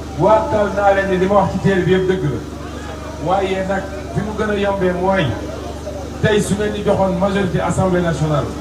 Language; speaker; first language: Wolof; non-native, local second language; Fula